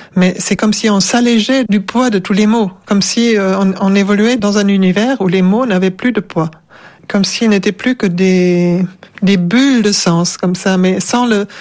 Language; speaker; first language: French; non-native, fluent; German